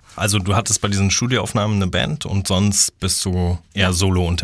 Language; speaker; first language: German; native; German